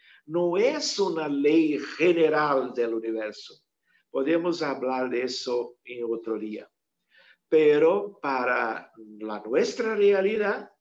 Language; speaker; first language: Spanish; non-native, fluent; Portuguese